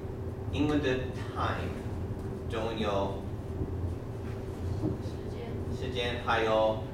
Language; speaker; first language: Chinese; non-native, learner; English